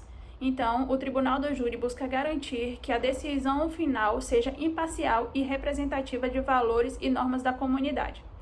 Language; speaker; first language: Portuguese; native; Portuguese